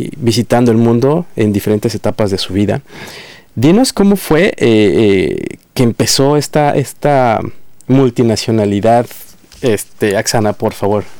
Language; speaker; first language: Spanish; native; Spanish